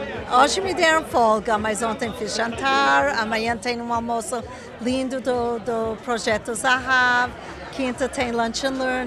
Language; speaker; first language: Portuguese; non-native, fluent; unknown